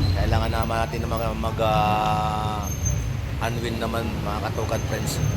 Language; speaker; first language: Filipino; non-native, local second language; Bikol